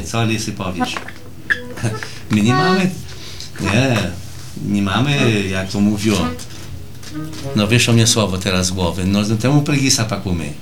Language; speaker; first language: Polish; early bilingual, heritage; Portuguese